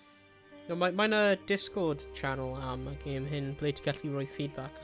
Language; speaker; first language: Welsh; native; Welsh